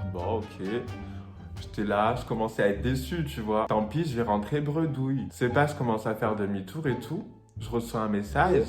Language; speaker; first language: French; native; French